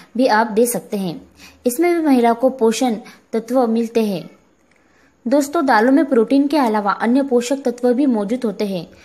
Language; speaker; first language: Hindi; non-native, local second language; Marathi